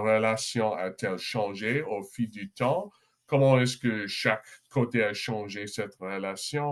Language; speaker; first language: French; non-native, local second language; English